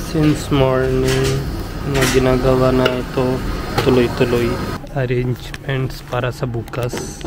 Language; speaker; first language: Filipino; non-native, learner; Punjabi